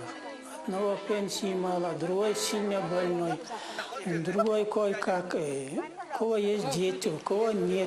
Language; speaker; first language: Russian; non-native, local second language; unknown